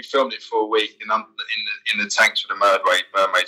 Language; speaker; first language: English; native; English